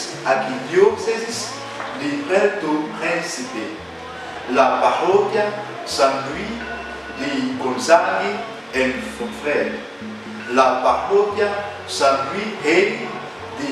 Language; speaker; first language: Spanish; non-native, fluent; Haitian Creole